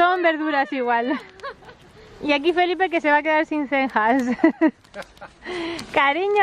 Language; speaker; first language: Spanish; native; Spanish